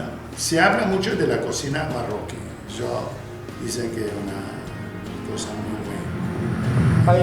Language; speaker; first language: Spanish; non-native, fluent; Arabic